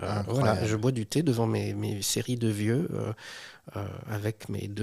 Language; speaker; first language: French; native; French